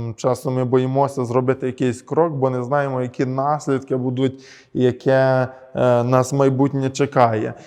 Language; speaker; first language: Ukrainian; early bilingual, heritage; Ukrainian